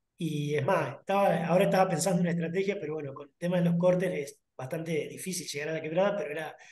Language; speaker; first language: Spanish; native; Spanish